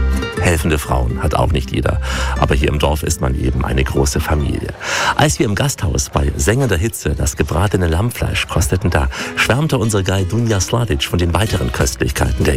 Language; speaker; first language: German; native; German